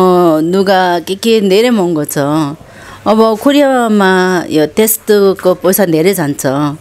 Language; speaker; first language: Nepali; non-native, learner; Korean